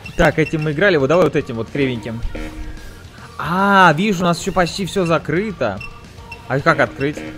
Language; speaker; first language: Russian; native; Russian